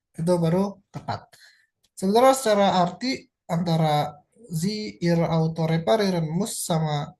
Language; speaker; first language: German; non-native, fluent; Indonesian